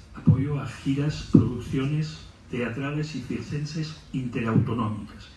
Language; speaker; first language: Spanish; non-native, local second language; Catalan